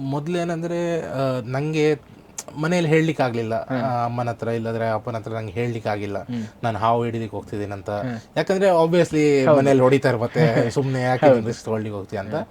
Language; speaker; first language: Kannada; non-native, local second language; Konkani